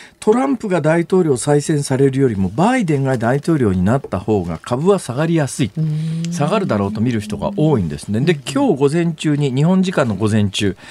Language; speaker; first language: Japanese; native; Japanese